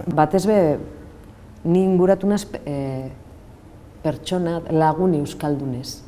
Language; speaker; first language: Basque; non-native, local second language; Spanish